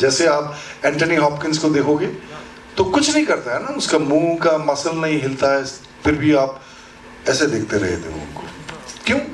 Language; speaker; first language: Hindi; non-native, local second language; Assamese